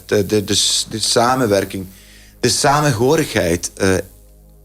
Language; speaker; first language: Dutch; non-native, fluent; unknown